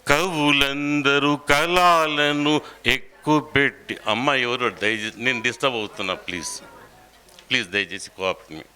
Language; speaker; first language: Telugu; non-native, local second language; Urdu